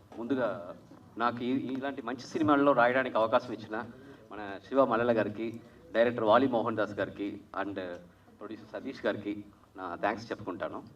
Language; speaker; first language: Telugu; native; Telugu